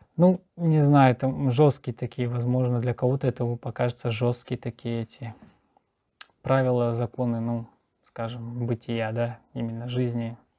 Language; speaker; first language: Russian; native; Russian